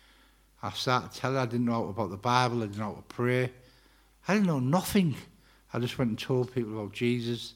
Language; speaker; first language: English; native; English